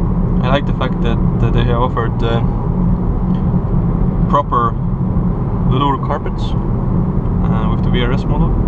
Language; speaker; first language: English; non-native, fluent; Estonian